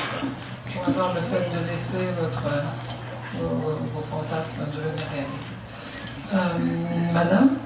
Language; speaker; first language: French; native; French